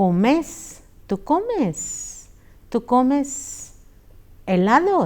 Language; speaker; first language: Spanish; non-native, fluent; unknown